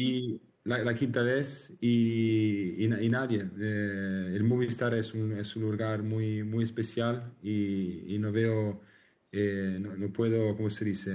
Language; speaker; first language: Spanish; non-native, learner; Italian